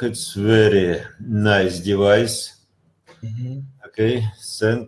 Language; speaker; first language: English; non-native, learner; Russian